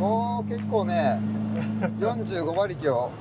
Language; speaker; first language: Japanese; native; Japanese